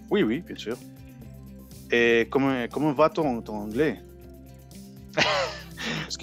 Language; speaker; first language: French; non-native, learner; Spanish